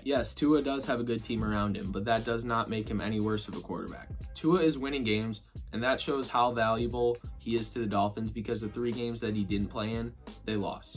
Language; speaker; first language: English; native; English